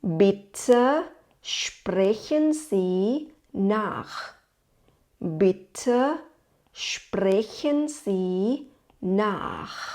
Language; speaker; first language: German; non-native, fluent; Thai